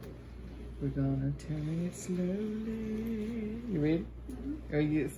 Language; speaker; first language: English; native; English